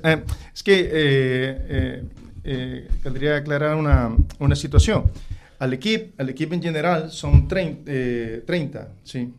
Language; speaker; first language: Catalan; non-native, local second language; Spanish